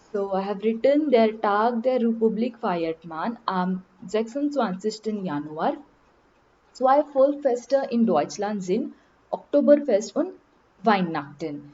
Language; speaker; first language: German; non-native, learner; Marathi